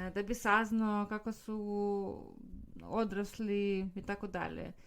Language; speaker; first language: Serbian; non-native, fluent; Russian